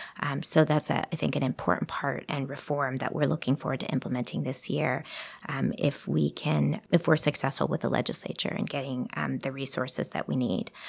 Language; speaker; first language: English; early bilingual, other home language; Spanish